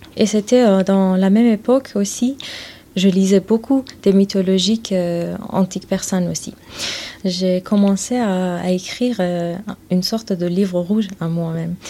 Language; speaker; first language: French; non-native, fluent; Persian